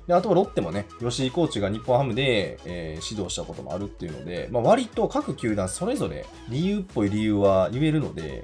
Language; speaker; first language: Japanese; native; Japanese